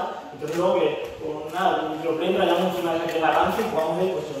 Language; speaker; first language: Spanish; native; Spanish